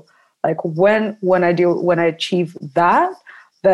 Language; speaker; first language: English; early bilingual, other home language; Russian